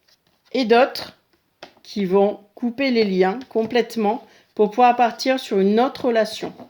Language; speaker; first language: French; native; French